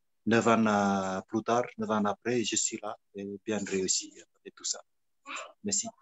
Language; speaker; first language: French; non-native, fluent; Fijian